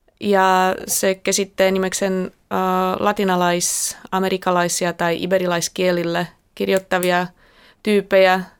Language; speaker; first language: Finnish; non-native, fluent; Slovak